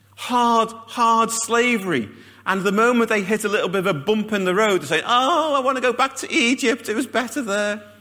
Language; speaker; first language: English; native; English